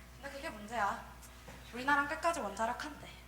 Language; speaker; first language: Korean; native; Korean